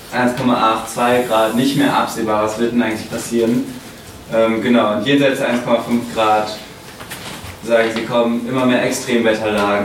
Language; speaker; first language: German; native; German